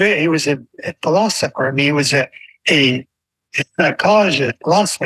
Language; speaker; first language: English; non-native, fluent; Arabic